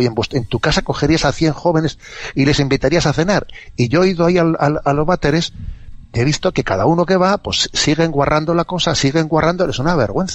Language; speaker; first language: Spanish; native; Spanish